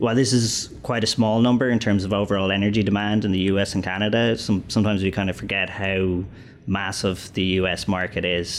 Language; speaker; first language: English; native; English